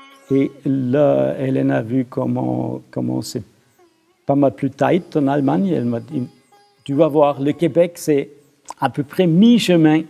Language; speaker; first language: French; non-native, fluent; German